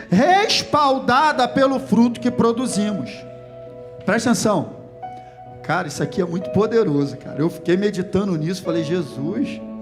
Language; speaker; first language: Portuguese; native; Portuguese